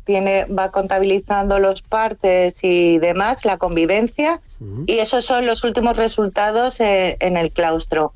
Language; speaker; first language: Spanish; native; Spanish